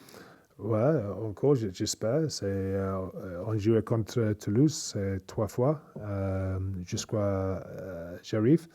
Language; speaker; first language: French; non-native, learner; English